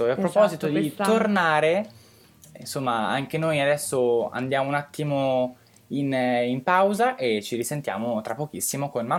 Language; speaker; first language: Italian; native; Italian